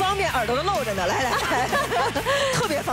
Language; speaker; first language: Chinese; native; Chinese